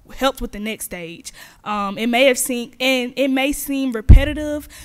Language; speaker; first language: English; native; English